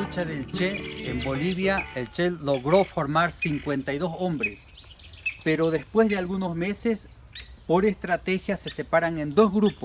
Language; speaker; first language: Spanish; native; Spanish